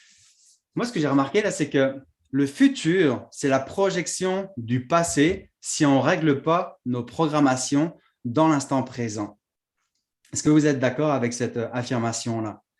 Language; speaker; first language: French; native; French